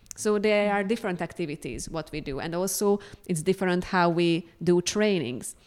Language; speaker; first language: English; non-native, fluent; Hungarian